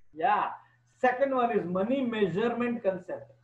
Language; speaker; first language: Hindi; non-native, local second language; Gujarati